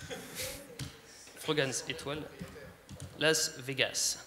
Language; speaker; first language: French; native; French